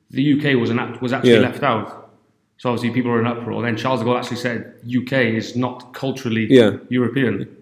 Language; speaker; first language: English; native; English